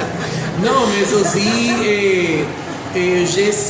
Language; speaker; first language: French; non-native, fluent; Spanish